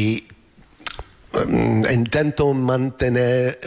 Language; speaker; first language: Spanish; non-native, learner; English